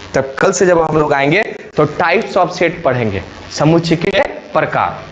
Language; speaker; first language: Hindi; native; Hindi